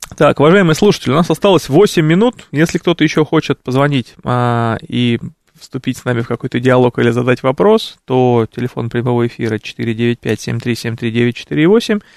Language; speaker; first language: Russian; native; Russian